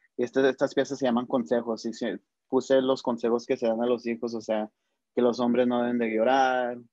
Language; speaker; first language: Spanish; early bilingual, heritage; Spanish